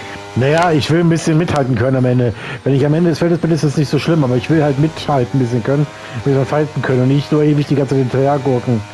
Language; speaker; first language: German; native; German